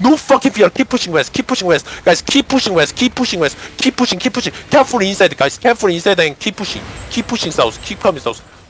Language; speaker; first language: English; non-native, learner; Korean